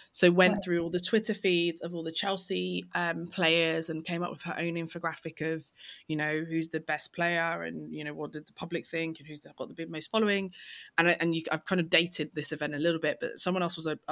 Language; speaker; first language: English; native; English